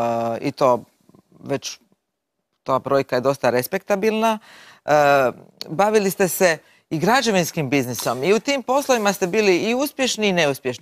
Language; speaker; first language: Croatian; native; Croatian